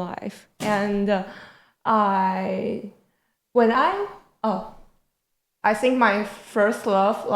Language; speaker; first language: English; non-native, learner; Chinese